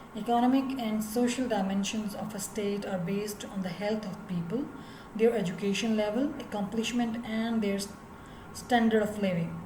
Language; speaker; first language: English; non-native, local second language; Urdu